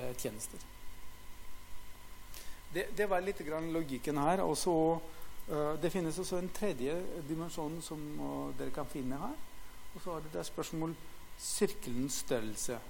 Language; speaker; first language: Norwegian; non-native, fluent; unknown